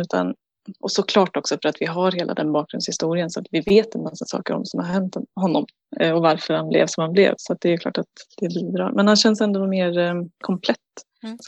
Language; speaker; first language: Swedish; native; Swedish